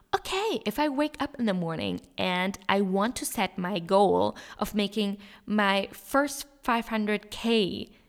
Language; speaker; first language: English; non-native, fluent; German